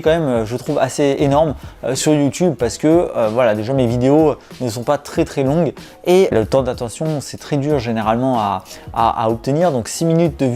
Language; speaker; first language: French; native; French